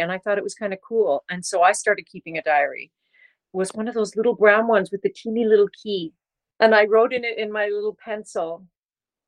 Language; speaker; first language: English; native; English